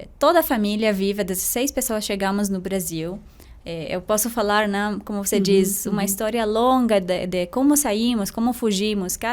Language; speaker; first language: Portuguese; non-native, fluent; Arabic